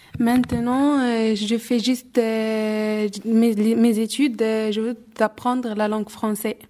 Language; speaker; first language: French; non-native, local second language; Arabic